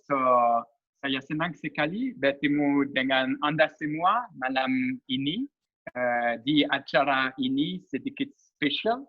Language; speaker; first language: Indonesian; non-native, learner; French